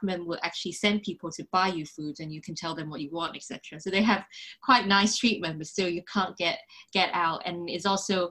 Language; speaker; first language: English; non-native, local second language; Cantonese